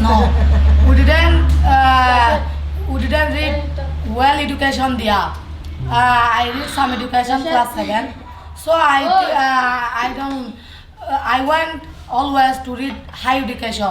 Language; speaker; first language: English; non-native, learner; Rohingya